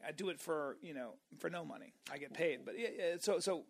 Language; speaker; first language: English; native; English